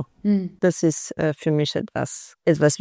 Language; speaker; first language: German; non-native, fluent; French